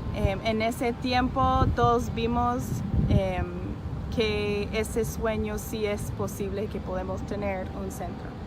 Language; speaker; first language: Spanish; non-native, fluent; English